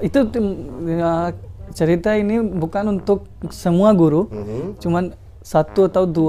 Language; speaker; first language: Indonesian; non-native, learner; Hindi